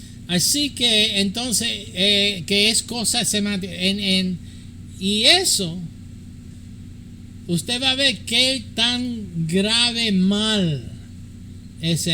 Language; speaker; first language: Spanish; early bilingual, heritage; English